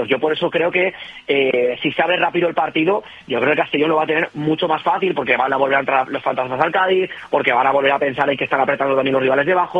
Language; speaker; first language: Spanish; native; Spanish